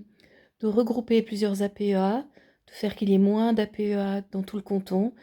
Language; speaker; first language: French; native; French